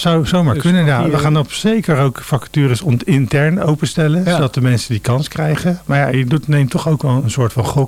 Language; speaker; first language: Dutch; native; Dutch